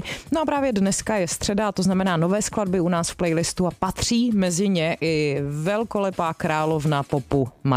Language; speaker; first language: Czech; native; Czech